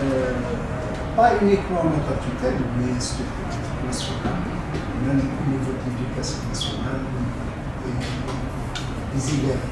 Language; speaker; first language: French; non-native, local second language; Arabic